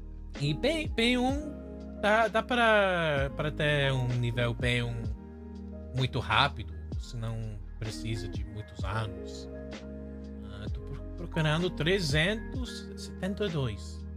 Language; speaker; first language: Portuguese; non-native, fluent; English